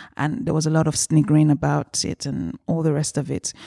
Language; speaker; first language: English; early bilingual, other home language; Yoruba